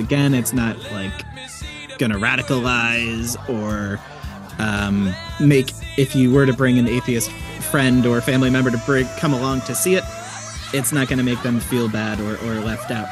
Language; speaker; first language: English; native; English